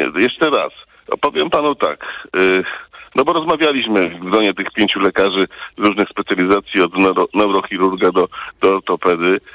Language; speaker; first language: Polish; early bilingual, heritage; Polish